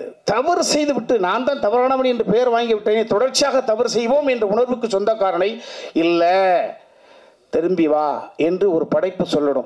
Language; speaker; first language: Tamil; native; Tamil